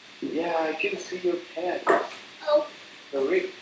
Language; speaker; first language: English; non-native, learner; Chinese